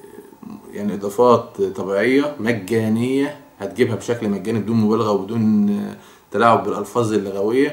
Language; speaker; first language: Arabic; native; Arabic